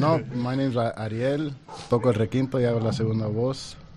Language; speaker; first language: Spanish; early bilingual, heritage; Spanish